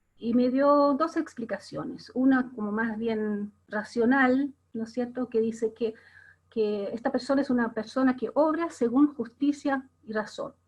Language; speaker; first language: Spanish; non-native, fluent; German